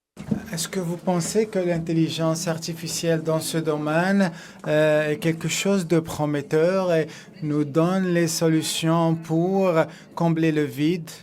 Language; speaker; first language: French; non-native, fluent; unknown